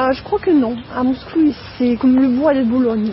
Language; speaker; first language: French; non-native, fluent; Russian